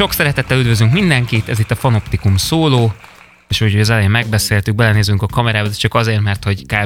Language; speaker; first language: Hungarian; native; Hungarian